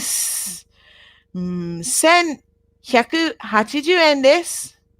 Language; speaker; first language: Japanese; non-native, fluent; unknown